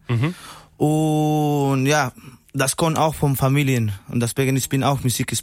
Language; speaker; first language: German; non-native, learner; Spanish